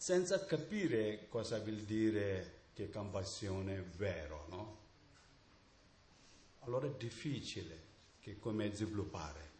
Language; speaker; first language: Italian; non-native, learner; Tibetan